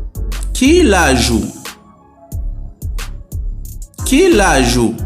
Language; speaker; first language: Spanish; non-native, fluent; Haitian Creole